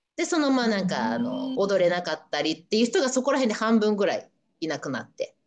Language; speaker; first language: Japanese; native; Japanese